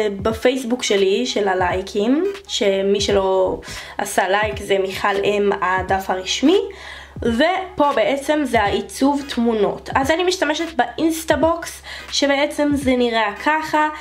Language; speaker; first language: Hebrew; native; Hebrew